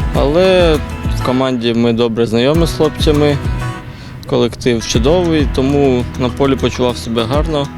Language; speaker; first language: Ukrainian; native; Ukrainian